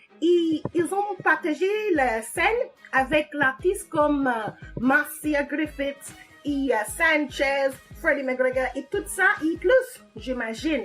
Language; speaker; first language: French; non-native, fluent; English